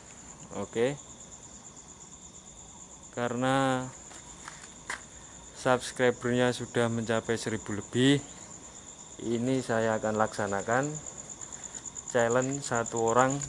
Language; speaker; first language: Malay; non-native, local second language; Javanese